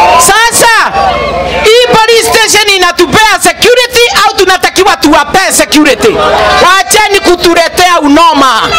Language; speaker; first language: Swahili; non-native, local second language; Kikuyu